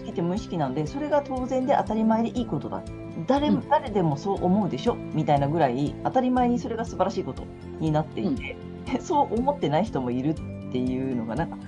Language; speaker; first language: Japanese; native; Japanese